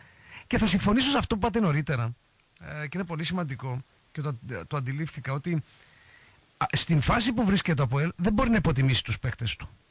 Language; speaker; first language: Greek; native; Greek